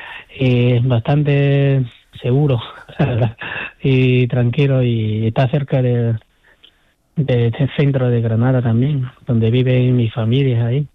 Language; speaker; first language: Spanish; non-native, fluent; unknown